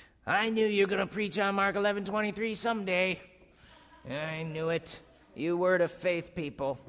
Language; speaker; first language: English; native; English